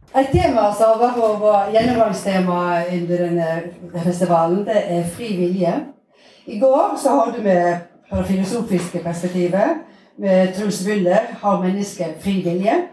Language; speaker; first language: Norwegian; native; Norwegian